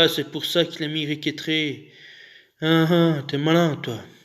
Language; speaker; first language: French; native; French